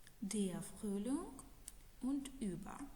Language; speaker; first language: German; non-native, fluent; Ukrainian